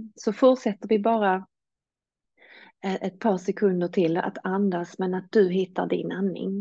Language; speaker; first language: Swedish; native; Swedish